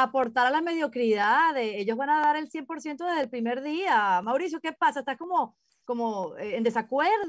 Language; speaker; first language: Spanish; native; Spanish